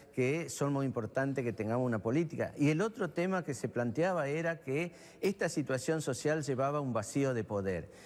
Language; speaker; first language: Spanish; native; Spanish